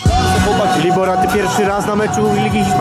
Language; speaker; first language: Polish; native; Polish